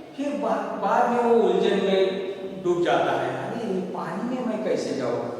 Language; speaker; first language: Hindi; non-native, local second language; Marathi